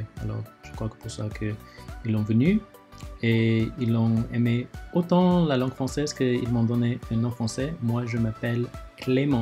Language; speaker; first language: French; early bilingual, other home language; Chinese